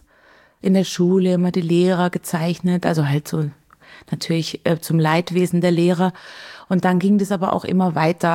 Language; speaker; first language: German; native; German